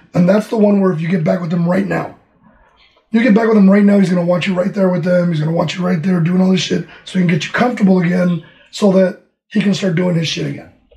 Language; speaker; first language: English; early bilingual, other home language; Spanish